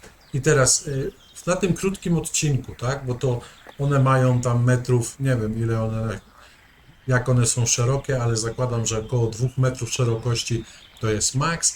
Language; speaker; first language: Polish; native; Polish